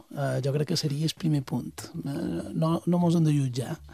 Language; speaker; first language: Catalan; native; Catalan